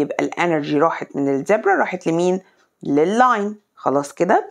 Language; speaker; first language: Arabic; native; Arabic